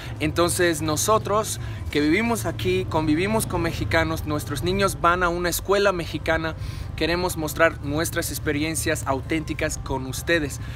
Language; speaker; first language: Spanish; non-native, fluent; English